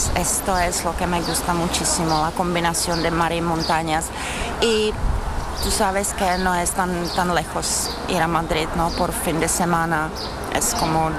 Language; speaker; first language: Spanish; non-native, fluent; Czech